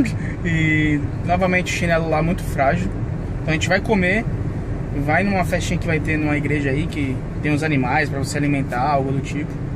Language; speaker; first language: Portuguese; native; Portuguese